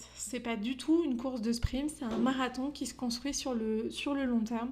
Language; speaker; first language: French; native; French